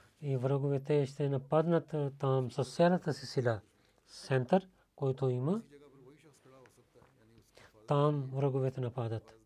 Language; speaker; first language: Bulgarian; non-native, learner; Urdu